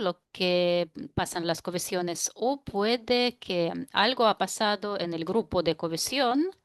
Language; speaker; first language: Spanish; non-native, fluent; Russian